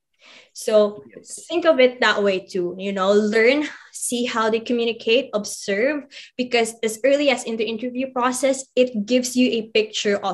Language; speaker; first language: English; non-native, local second language; Cebuano